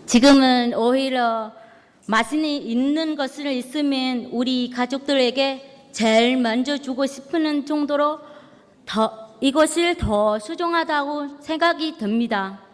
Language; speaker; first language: Korean; non-native, learner; Vietnamese